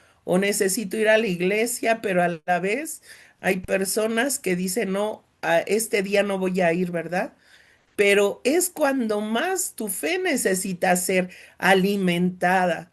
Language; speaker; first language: Spanish; native; Spanish